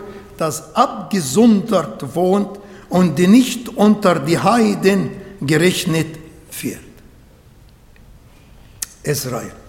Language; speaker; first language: German; non-native, fluent; Arabic